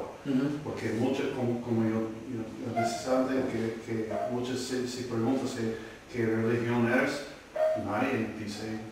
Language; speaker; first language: Spanish; early bilingual, heritage; English